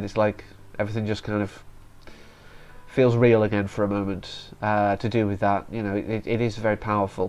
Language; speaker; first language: English; native; English